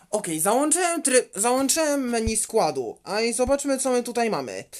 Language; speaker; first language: Polish; native; Polish